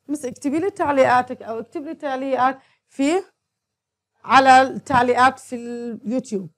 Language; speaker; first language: Arabic; native; Arabic